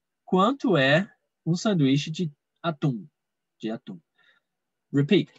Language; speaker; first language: Portuguese; non-native, fluent; English